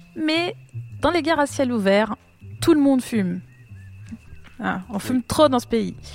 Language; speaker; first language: French; non-native, fluent; Portuguese